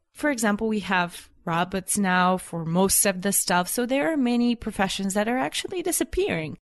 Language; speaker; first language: English; non-native, fluent; Bulgarian